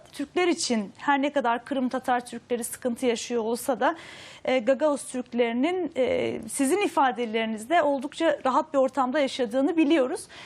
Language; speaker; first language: Turkish; native; Turkish